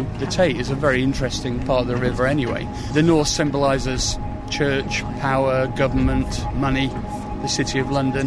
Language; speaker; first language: English; native; English